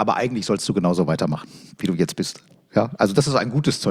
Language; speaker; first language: German; native; German